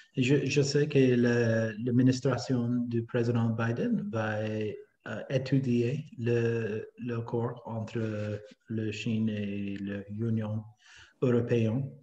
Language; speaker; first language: French; non-native, fluent; English